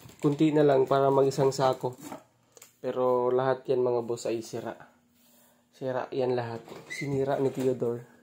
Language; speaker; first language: Filipino; non-native, local second language; Waray